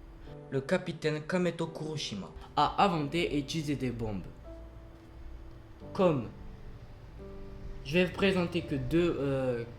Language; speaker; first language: French; early bilingual, other home language; Japanese